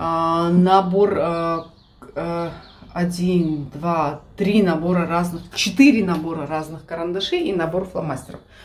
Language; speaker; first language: Russian; native; Russian